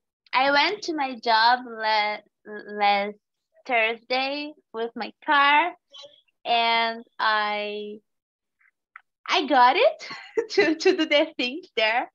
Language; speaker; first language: English; non-native, learner; Portuguese